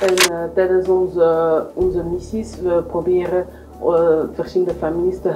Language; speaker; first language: Dutch; non-native, learner; French